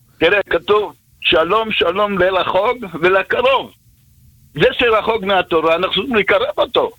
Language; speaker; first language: Hebrew; native; Hebrew